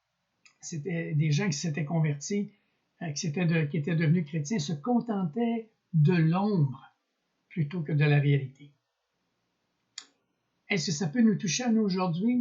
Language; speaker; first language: French; native; French